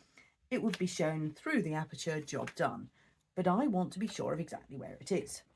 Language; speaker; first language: English; native; English